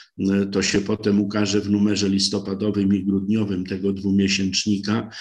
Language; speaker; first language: Polish; native; Polish